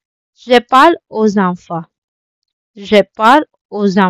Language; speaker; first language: French; non-native, local second language; Filipino